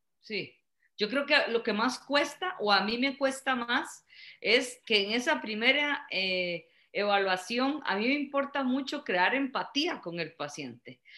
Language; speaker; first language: Spanish; native; Spanish